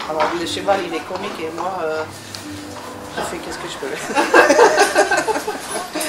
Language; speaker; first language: French; non-native, learner; German